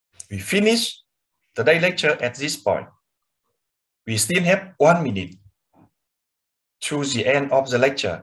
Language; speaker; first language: English; non-native, fluent; Vietnamese